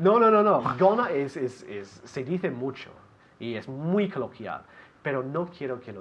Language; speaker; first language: Spanish; non-native, fluent; English